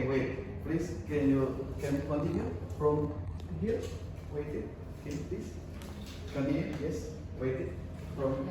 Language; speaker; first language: English; non-native, learner; Indonesian